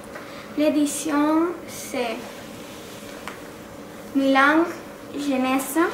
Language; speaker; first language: French; non-native, learner; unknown